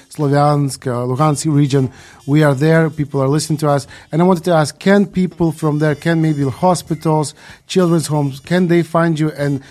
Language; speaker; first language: English; non-native, fluent; Ukrainian